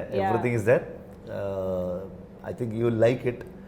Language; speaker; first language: Telugu; non-native, learner; Kannada